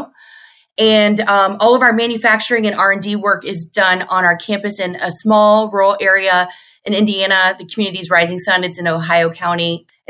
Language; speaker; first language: English; native; English